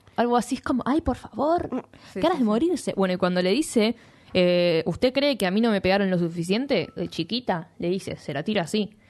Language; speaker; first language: Spanish; native; Spanish